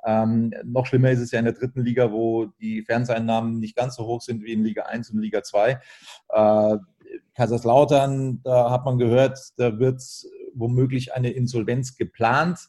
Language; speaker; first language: German; native; German